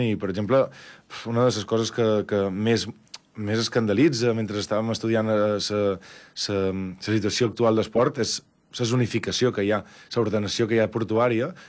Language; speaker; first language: Catalan; native; Catalan